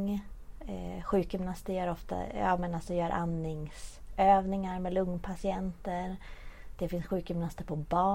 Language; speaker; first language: Swedish; native; Swedish